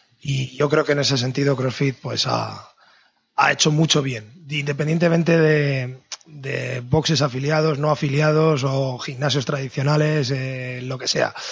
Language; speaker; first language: Spanish; native; Spanish